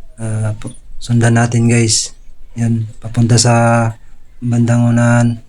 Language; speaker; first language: Filipino; non-native, local second language; Waray